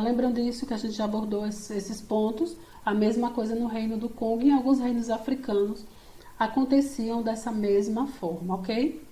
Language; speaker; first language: Portuguese; native; Portuguese